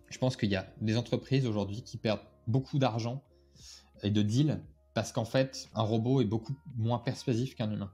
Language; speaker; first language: French; native; French